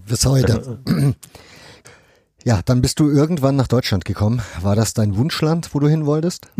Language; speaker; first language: German; native; German